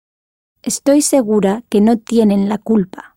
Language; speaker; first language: Spanish; non-native, learner; English